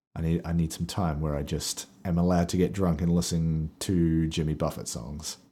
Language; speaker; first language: English; native; English